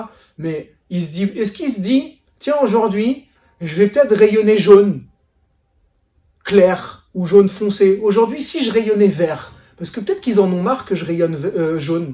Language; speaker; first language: French; native; French